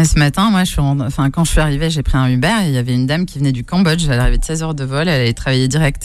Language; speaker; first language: French; native; French